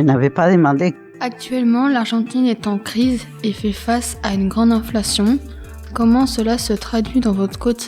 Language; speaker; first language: French; native; French